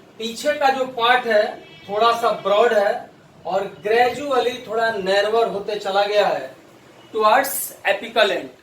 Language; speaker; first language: Hindi; native; Hindi